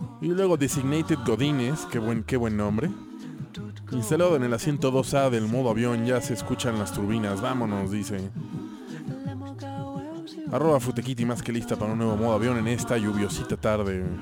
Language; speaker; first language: Spanish; native; Spanish